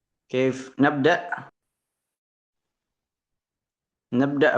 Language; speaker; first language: Arabic; non-native, fluent; Indonesian